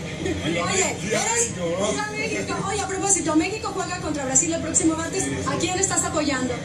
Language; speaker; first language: Spanish; native; Spanish